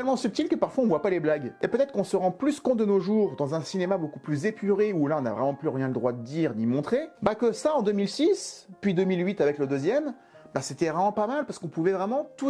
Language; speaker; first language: French; native; French